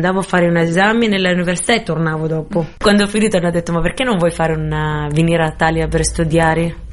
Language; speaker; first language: Italian; non-native, fluent; Arabic